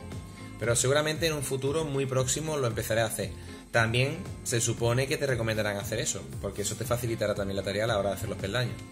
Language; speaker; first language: Spanish; native; Spanish